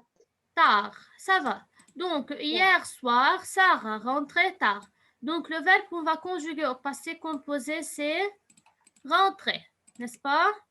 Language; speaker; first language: French; non-native, fluent; Arabic